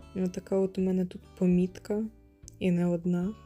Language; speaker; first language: Ukrainian; non-native, local second language; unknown